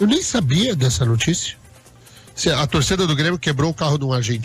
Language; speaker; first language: Portuguese; native; Portuguese